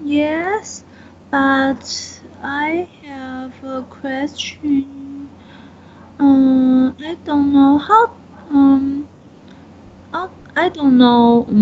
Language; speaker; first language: English; non-native, learner; Chinese